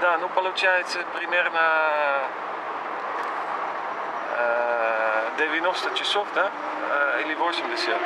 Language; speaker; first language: Russian; non-native, fluent; Dutch